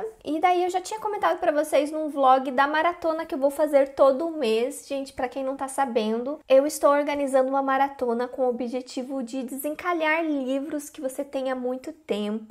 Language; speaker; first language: Portuguese; native; Portuguese